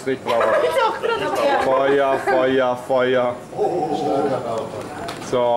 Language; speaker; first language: German; native; German